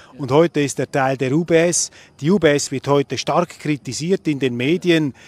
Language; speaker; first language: German; native; German